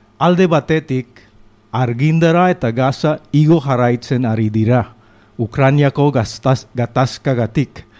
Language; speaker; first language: Basque; non-native, local second language; Spanish